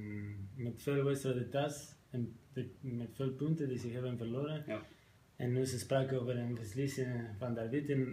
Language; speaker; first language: Dutch; non-native, fluent; Spanish